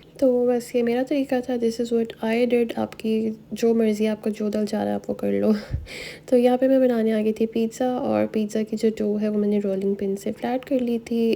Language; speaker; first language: Urdu; native; Urdu